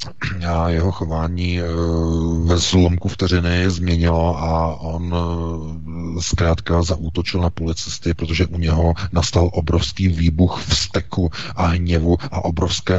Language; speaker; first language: Czech; native; Czech